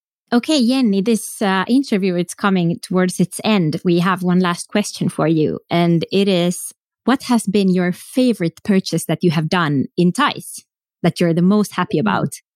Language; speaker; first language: English; non-native, fluent; Finnish